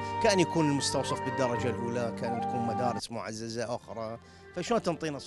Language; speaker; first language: Arabic; native; Arabic